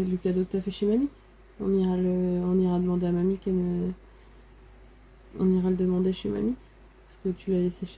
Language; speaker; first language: French; native; French